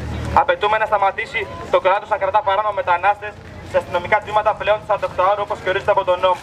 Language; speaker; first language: Greek; native; Greek